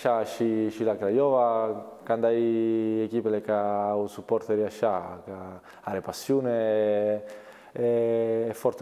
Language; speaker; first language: Romanian; non-native, learner; Italian